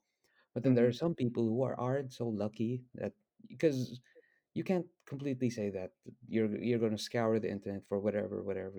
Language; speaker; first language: English; non-native, local second language; Filipino